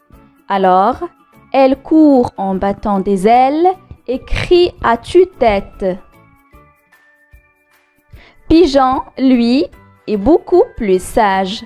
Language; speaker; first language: French; non-native, local second language; Arabic